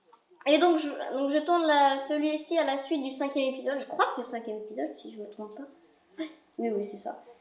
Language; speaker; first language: French; native; French